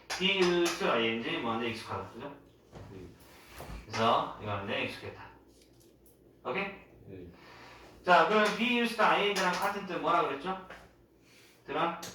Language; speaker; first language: Korean; native; Korean